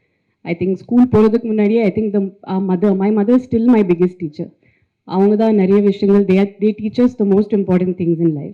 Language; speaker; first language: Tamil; non-native, fluent; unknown